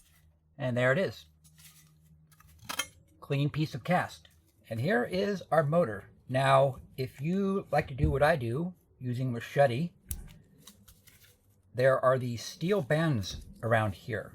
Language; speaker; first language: English; native; English